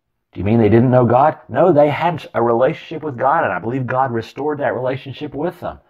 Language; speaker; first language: English; native; English